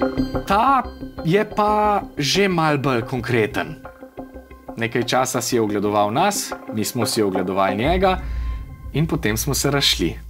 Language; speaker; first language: Slovenian; native; Slovenian